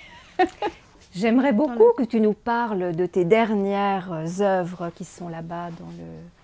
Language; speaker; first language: French; native; French